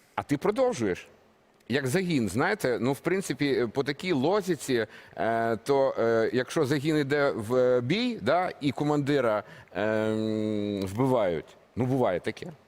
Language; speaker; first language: Ukrainian; native; Ukrainian